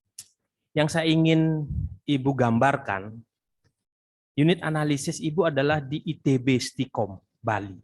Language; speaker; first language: Indonesian; native; Indonesian